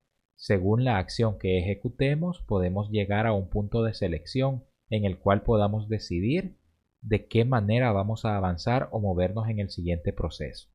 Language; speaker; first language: Spanish; native; Spanish